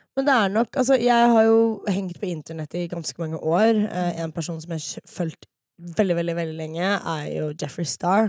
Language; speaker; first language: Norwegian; early bilingual, other home language; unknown